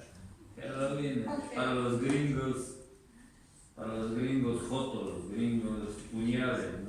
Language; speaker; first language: Spanish; non-native, learner; Russian